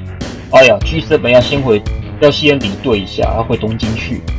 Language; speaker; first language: Chinese; native; Chinese